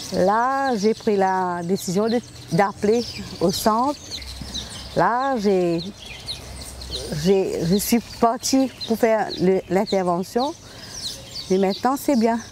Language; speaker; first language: French; non-native, local second language; Morisyen